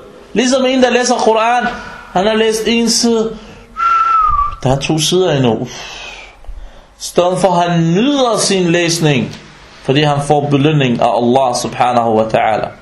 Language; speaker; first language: Danish; early bilingual, other home language; Arabic